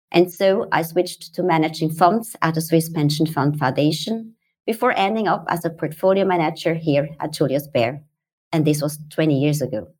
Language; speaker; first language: English; non-native, fluent; German